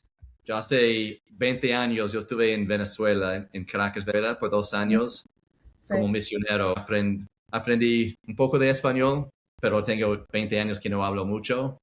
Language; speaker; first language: Spanish; non-native, learner; English